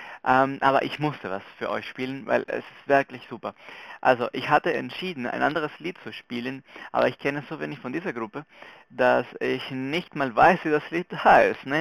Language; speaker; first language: German; non-native, fluent; Spanish